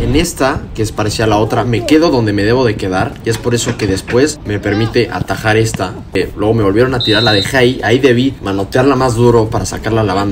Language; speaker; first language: Spanish; native; Spanish